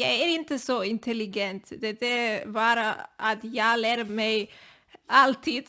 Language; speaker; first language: Swedish; non-native, learner; Spanish